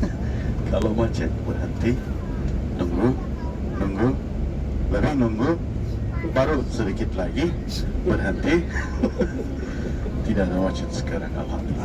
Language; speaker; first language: Indonesian; non-native, fluent; Turkish